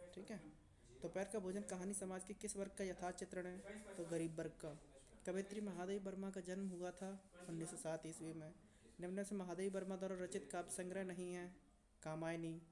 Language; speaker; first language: Hindi; native; Hindi